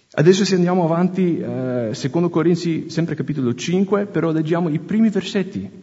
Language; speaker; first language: Italian; non-native, fluent; English